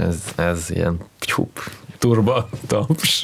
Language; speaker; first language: Hungarian; early bilingual, heritage; Hungarian